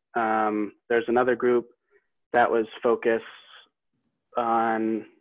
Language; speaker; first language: English; native; English